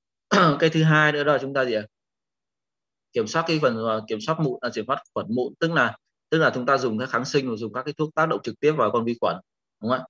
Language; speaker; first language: Vietnamese; native; Vietnamese